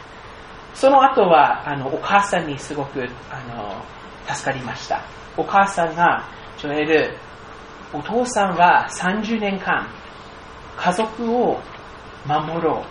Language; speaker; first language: Japanese; non-native, fluent; English